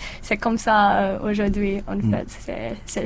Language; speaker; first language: French; non-native, learner; English